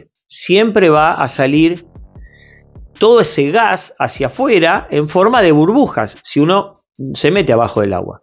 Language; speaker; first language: Spanish; native; Spanish